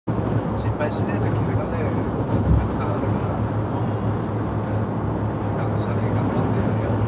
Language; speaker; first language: Japanese; native; Japanese